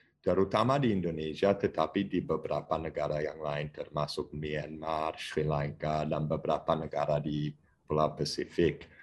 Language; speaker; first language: Indonesian; non-native, fluent; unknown